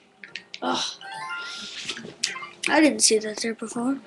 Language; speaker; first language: English; native; English